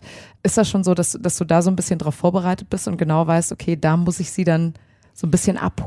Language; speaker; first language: German; native; German